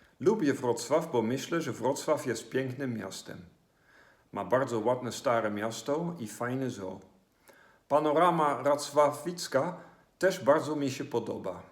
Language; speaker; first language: Polish; non-native, fluent; Dutch